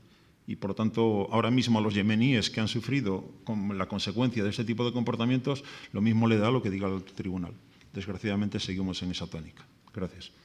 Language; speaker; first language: Spanish; native; Spanish